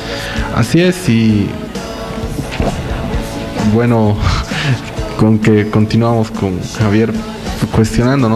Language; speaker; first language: Spanish; native; Spanish